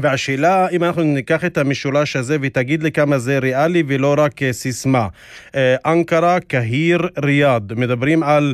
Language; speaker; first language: Hebrew; non-native, local second language; Arabic